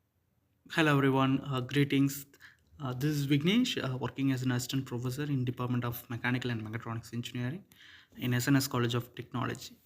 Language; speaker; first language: English; non-native, local second language; Tamil